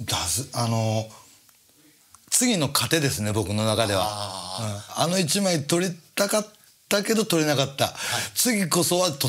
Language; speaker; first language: Japanese; native; Japanese